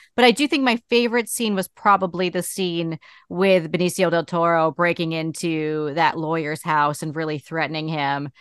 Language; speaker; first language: English; native; English